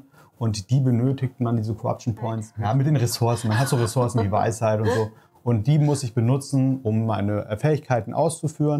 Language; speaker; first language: German; native; German